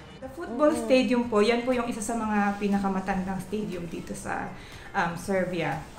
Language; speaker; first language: Filipino; native; Filipino